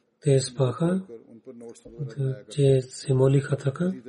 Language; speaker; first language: Bulgarian; non-native, learner; Urdu